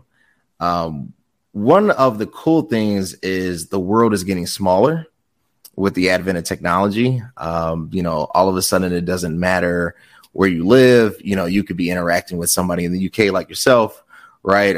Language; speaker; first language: English; native; English